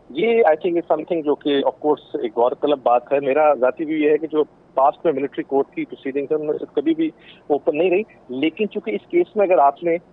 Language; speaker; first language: Urdu; native; Urdu